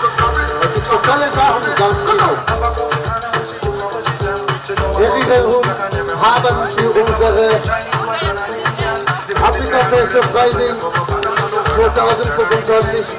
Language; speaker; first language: German; non-native, learner; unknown